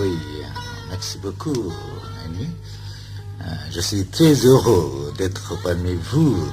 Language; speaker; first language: French; non-native, fluent; Bangla